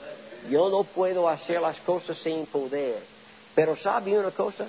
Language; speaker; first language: Spanish; non-native, learner; English